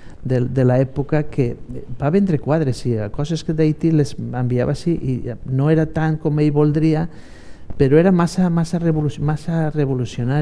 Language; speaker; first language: Catalan; native; Catalan